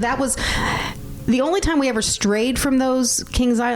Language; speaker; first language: English; native; English